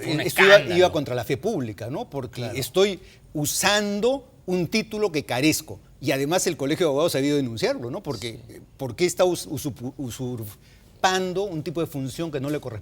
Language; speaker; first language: Spanish; native; Spanish